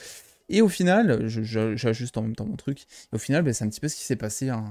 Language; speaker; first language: French; native; French